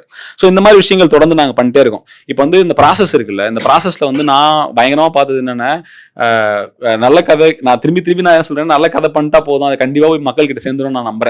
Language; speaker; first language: Tamil; native; Tamil